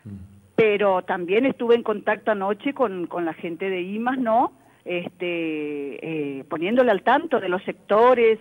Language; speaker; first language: Spanish; native; Spanish